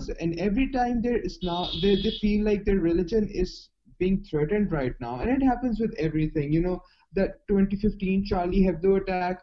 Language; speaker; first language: English; non-native, local second language; Urdu